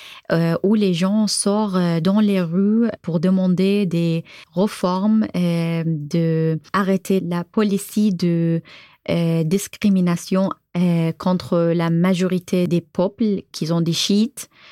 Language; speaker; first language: French; non-native, fluent; Arabic